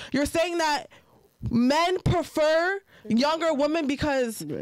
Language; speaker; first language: English; native; English